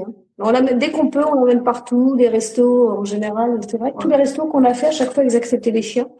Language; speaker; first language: French; native; French